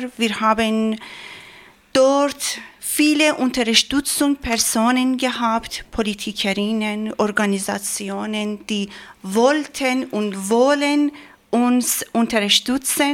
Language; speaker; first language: German; non-native, learner; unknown